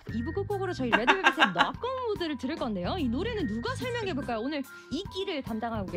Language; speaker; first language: Korean; native; Korean